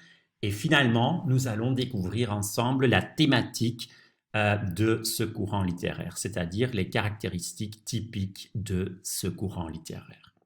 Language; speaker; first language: French; non-native, fluent; Dutch